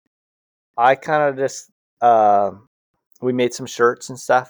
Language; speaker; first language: English; native; English